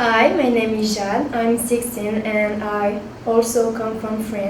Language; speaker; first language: English; non-native, learner; French